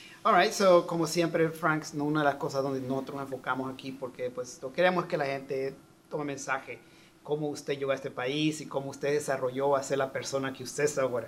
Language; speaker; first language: Spanish; native; Spanish